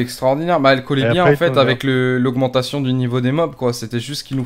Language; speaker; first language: French; native; French